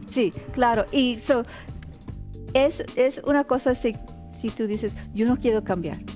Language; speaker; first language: Spanish; early bilingual, heritage; Spanish